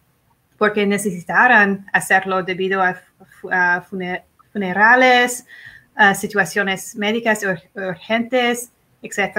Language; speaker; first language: Spanish; non-native, learner; English